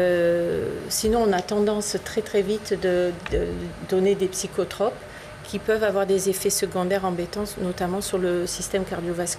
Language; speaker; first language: French; native; French